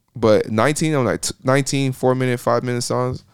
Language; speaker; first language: English; early bilingual, other home language; Spanish